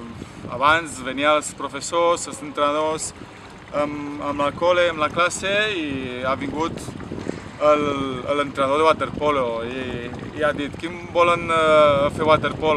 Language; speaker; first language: Catalan; non-native, fluent; Romanian